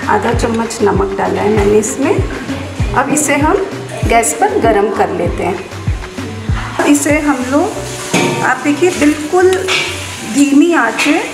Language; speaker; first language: Hindi; native; Hindi